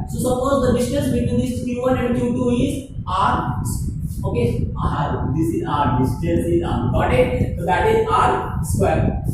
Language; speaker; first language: English; non-native, local second language; Hindi